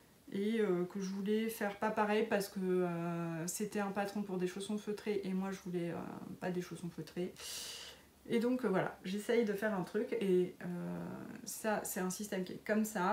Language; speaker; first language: French; native; French